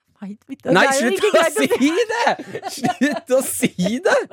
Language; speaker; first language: Norwegian; native; Norwegian